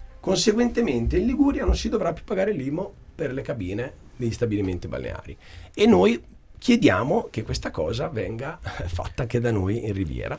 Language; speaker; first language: Italian; native; Italian